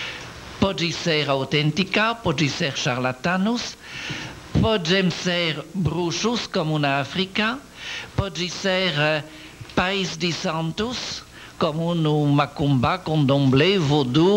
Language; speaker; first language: Portuguese; non-native, learner; French